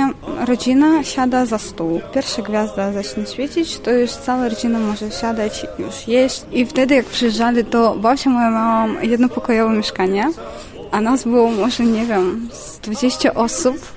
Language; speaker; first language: Polish; non-native, fluent; Ukrainian